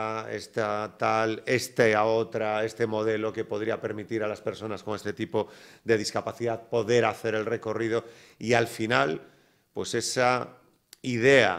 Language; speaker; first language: Spanish; native; Spanish